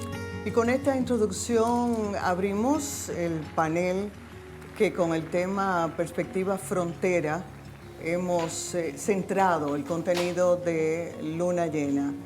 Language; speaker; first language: Spanish; native; Spanish